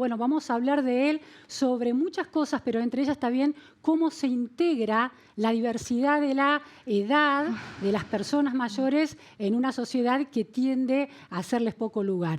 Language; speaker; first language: Spanish; native; Spanish